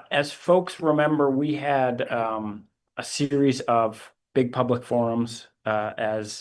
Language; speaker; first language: English; native; English